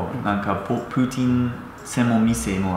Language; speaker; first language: Japanese; non-native, fluent; English